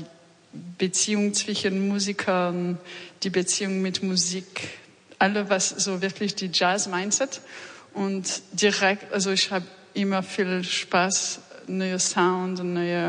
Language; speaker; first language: German; non-native, learner; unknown